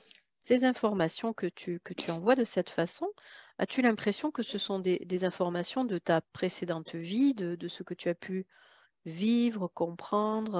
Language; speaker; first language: French; native; French